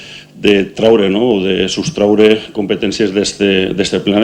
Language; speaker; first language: Catalan; native; Catalan